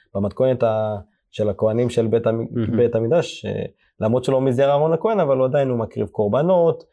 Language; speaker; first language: Hebrew; early bilingual, other home language; Amharic